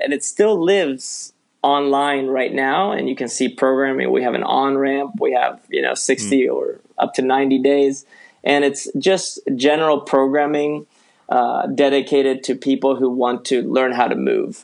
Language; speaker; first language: English; early bilingual, other home language; Spanish